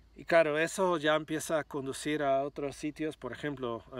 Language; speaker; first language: Spanish; non-native, fluent; English